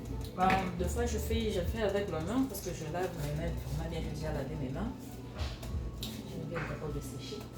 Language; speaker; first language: French; non-native, local second language; Lingala